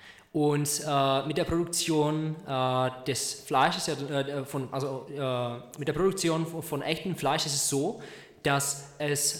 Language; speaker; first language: German; non-native, learner; Czech